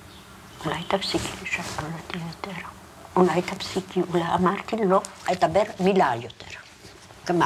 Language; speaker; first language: Hebrew; non-native, fluent; Polish